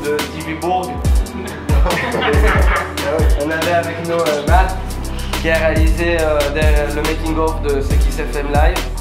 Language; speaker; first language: French; native; French